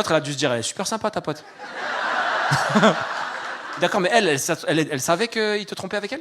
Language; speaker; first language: French; native; French